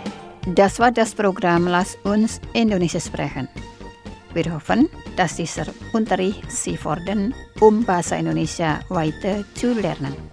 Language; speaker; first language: German; non-native, fluent; Indonesian